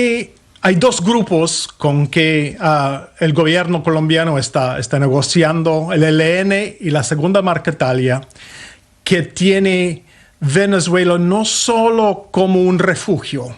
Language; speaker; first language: Spanish; non-native, fluent; English